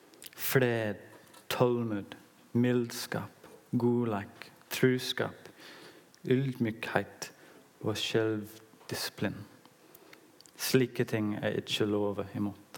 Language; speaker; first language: Norwegian; non-native, learner; English